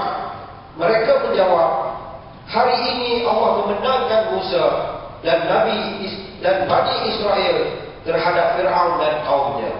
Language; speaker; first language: Malay; native; Malay